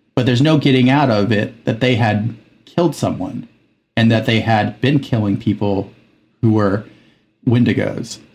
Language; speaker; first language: English; early bilingual, other home language; Spanish